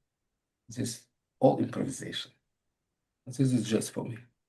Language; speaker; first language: English; non-native, learner; Russian